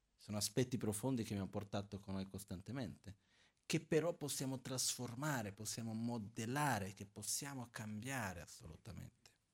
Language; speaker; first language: Italian; non-native, fluent; Portuguese